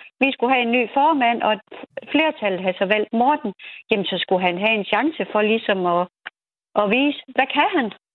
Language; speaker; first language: Danish; native; Danish